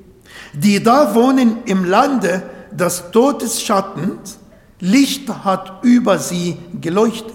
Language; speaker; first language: German; non-native, learner; Arabic